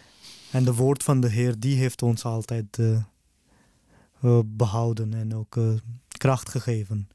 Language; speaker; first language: Dutch; early bilingual, other home language; Urdu